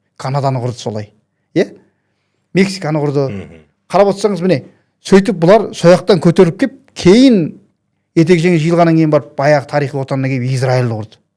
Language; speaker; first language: Kazakh; native; Kazakh